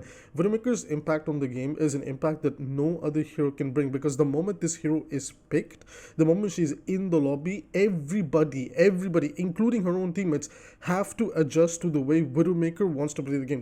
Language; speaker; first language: English; native; English